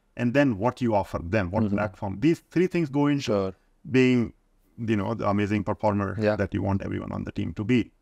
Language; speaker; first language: English; non-native, local second language; Hindi